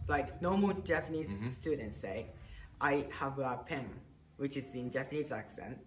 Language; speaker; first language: English; non-native, fluent; Japanese